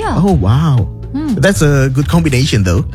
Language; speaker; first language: English; non-native, fluent; Indonesian